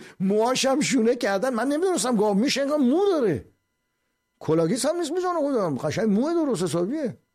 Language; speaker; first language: Persian; native; Persian